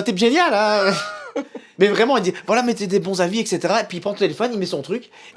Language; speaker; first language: French; native; French